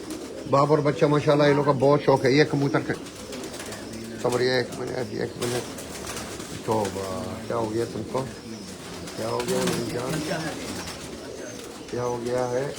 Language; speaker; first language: Hindi; non-native, learner; Arabic